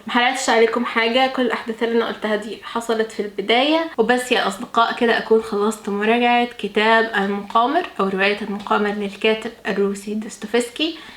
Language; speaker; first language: Arabic; native; Arabic